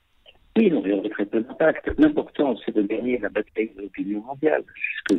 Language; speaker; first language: French; native; French